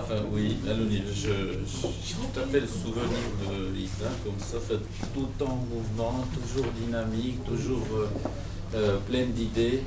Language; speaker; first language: French; non-native, fluent; Georgian